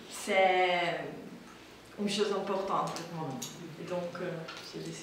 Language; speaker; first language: French; non-native, learner; Italian